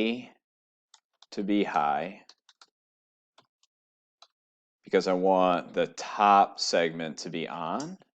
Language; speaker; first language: English; native; English